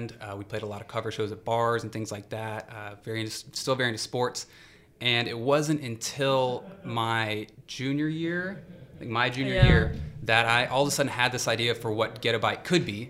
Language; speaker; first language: English; native; English